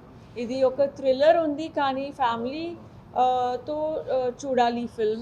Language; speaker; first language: Telugu; non-native, learner; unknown